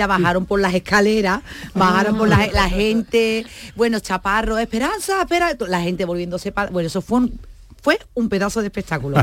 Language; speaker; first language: Spanish; native; Spanish